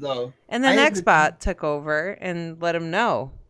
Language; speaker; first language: English; native; English